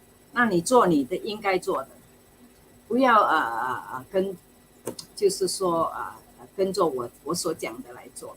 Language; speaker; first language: Chinese; native; Chinese